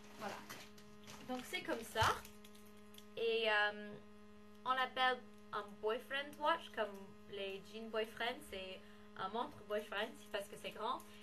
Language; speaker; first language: French; non-native, learner; English